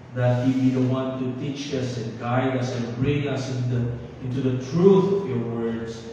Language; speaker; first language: English; non-native, local second language; Filipino